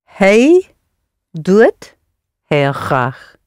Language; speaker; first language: Dutch; non-native, learner; English